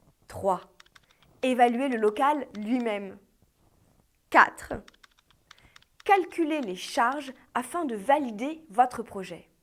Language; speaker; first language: French; native; French